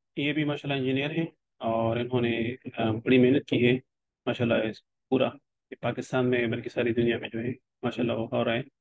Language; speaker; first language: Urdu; non-native, local second language; Pashto